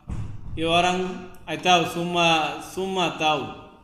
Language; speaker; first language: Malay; non-native, local second language; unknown